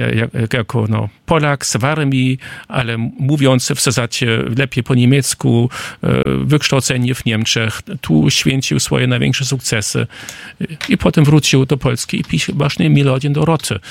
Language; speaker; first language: Polish; non-native, fluent; German